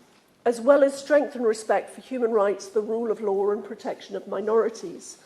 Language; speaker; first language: English; native; English